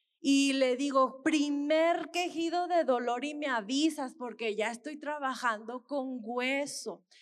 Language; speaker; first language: Spanish; native; Spanish